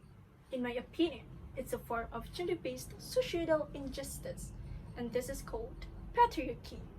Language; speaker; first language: English; non-native, learner; Indonesian